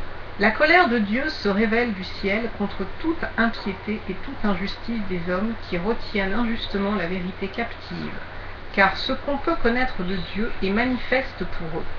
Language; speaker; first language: French; native; French